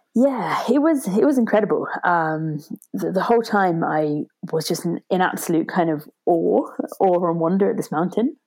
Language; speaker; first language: English; native; English